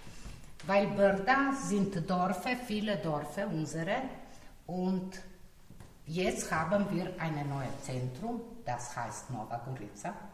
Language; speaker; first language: German; non-native, learner; Slovenian